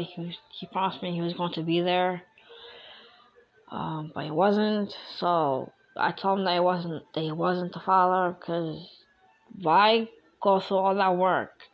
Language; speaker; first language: English; early bilingual, other home language; Spanish